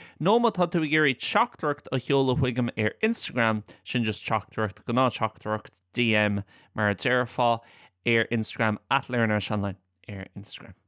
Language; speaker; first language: Irish; non-native, local second language; English